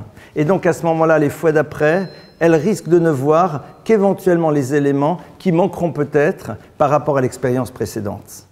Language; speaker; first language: French; native; French